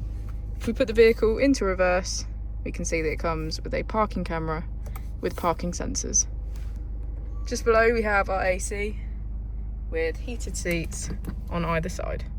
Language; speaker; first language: English; native; English